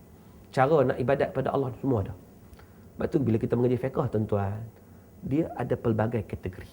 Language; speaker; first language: Malay; native; Malay